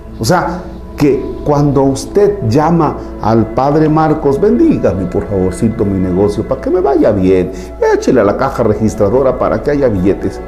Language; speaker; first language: Spanish; native; Spanish